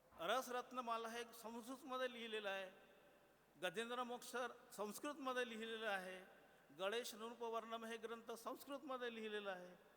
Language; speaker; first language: Marathi; non-native, local second language; Gondi